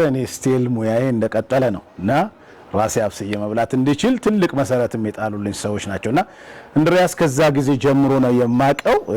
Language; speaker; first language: Amharic; native; Amharic